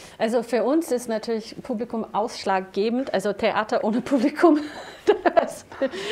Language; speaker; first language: German; non-native, fluent; English